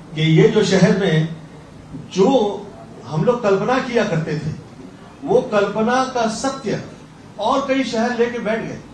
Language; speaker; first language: Hindi; non-native, local second language; Marathi